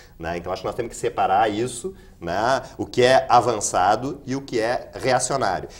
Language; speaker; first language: Portuguese; native; Portuguese